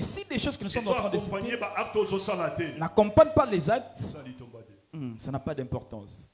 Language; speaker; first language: French; non-native, local second language; Lingala